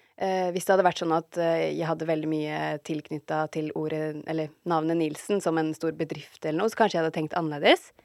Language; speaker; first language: Norwegian; native; Norwegian